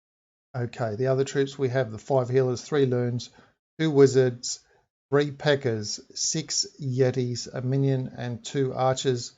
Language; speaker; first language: English; native; English